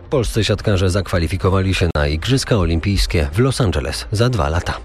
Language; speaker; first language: Polish; native; Polish